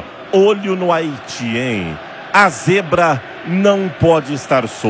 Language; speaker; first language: Portuguese; native; Portuguese